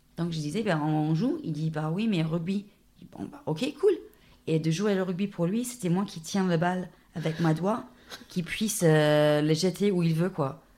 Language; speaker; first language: French; non-native, fluent; English